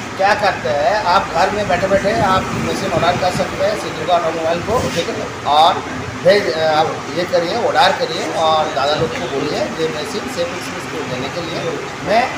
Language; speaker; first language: Hindi; non-native, local second language; Bangla